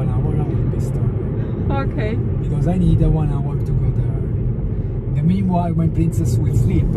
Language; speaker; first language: English; non-native, fluent; Italian